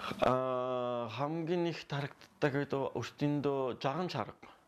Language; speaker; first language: Mongolian; non-native, learner; French